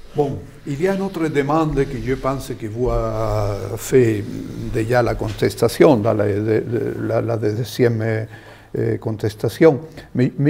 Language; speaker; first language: French; non-native, fluent; Spanish